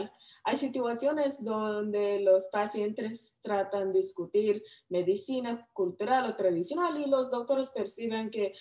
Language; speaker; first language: Spanish; non-native, learner; English